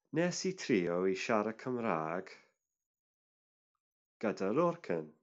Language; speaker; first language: Welsh; non-native, learner; English